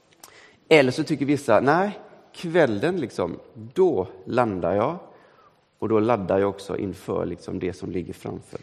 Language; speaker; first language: Swedish; native; Swedish